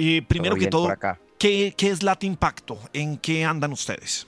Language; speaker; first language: Spanish; native; Spanish